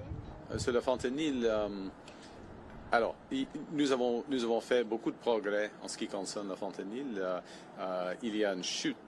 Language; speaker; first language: French; non-native, fluent; English